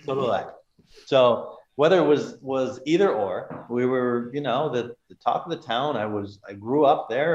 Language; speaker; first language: English; native; English